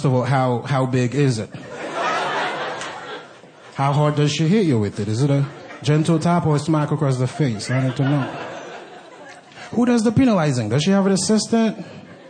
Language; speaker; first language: English; non-native, fluent; Haitian Creole